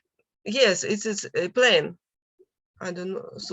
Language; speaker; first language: English; non-native, learner; Russian